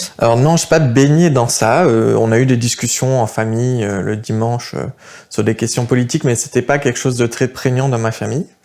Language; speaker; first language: French; early bilingual, other home language; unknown